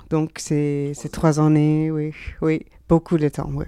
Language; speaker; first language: French; non-native, learner; Dutch